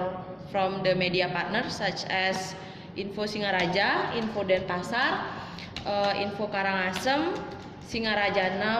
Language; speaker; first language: English; non-native, learner; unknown